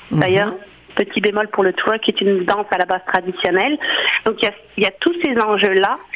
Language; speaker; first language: French; native; French